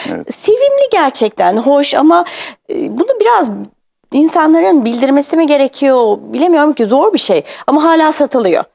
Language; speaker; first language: Turkish; native; Turkish